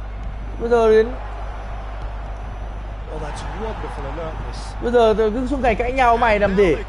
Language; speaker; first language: Vietnamese; native; Vietnamese